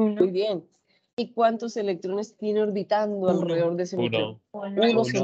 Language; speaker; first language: Spanish; native; Spanish